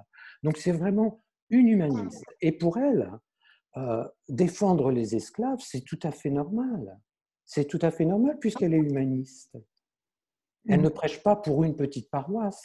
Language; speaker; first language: French; native; French